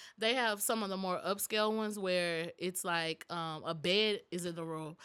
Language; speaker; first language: English; native; English